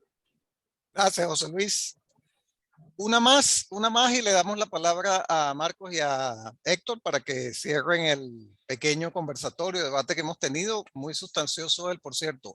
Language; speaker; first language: Spanish; native; Spanish